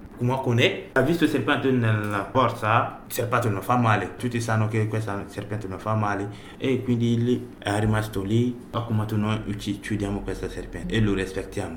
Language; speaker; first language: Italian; non-native, learner; Bambara